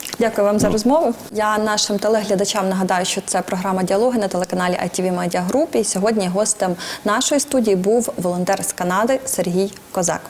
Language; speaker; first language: Ukrainian; native; Ukrainian